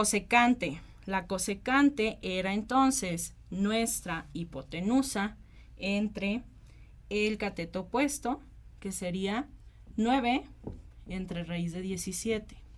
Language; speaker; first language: Spanish; native; Spanish